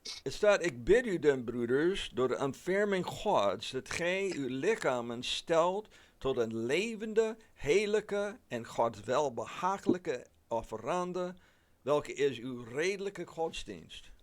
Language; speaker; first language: Dutch; non-native, fluent; English